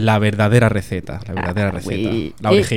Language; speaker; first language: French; non-native, learner; Spanish